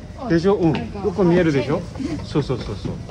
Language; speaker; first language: Japanese; non-native, fluent; Korean